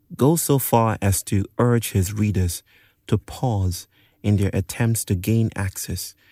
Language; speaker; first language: English; non-native, local second language; Yoruba